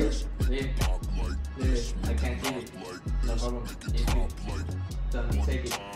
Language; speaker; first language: English; non-native, learner; Thai